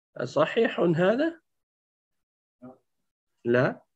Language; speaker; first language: Arabic; non-native, fluent; French